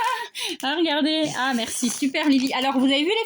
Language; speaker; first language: French; native; French